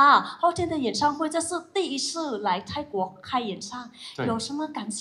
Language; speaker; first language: Chinese; non-native, fluent; Thai